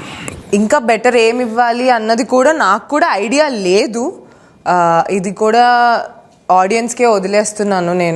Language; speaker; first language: Telugu; native; Telugu